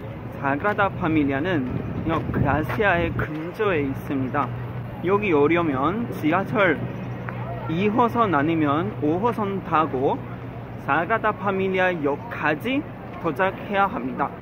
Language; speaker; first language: Korean; non-native, learner; Spanish